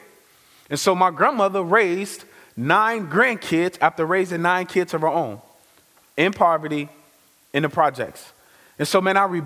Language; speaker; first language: English; native; English